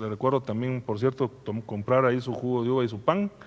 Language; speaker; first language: Spanish; native; Spanish